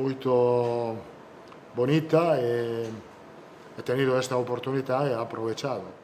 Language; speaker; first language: Portuguese; non-native, learner; Italian